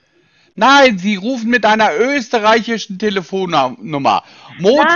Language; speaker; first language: German; native; German